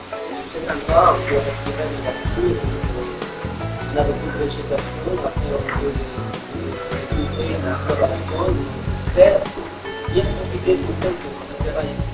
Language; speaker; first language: French; non-native, learner; Spanish